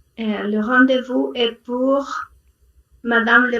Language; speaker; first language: French; non-native, learner; Spanish